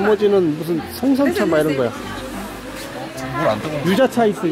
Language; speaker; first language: Korean; native; Korean